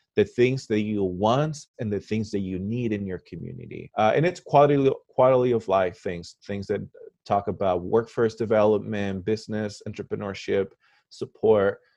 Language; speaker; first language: English; non-native, fluent; Spanish